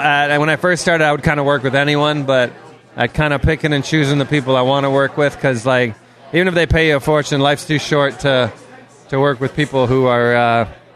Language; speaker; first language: English; native; English